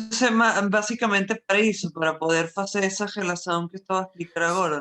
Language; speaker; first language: Portuguese; non-native, fluent; Spanish